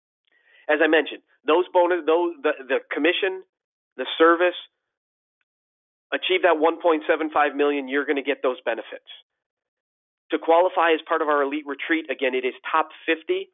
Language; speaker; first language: English; native; English